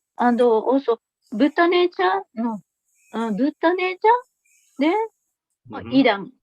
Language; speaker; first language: English; non-native, learner; Japanese